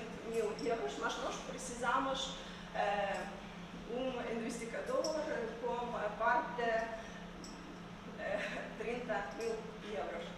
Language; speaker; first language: Portuguese; non-native, learner; Ukrainian